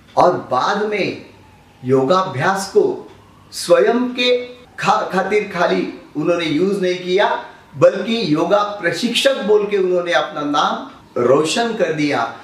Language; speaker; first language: Hindi; non-native, local second language; Marathi